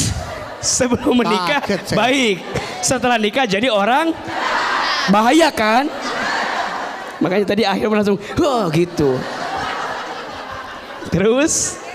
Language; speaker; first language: Indonesian; native; Indonesian